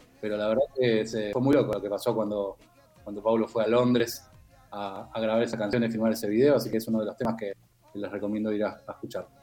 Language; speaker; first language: Spanish; native; Spanish